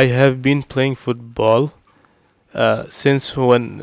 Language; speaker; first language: English; non-native, learner; Urdu